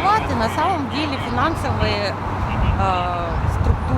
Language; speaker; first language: Russian; native; Russian